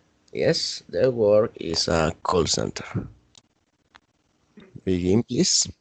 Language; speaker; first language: English; non-native, learner; Spanish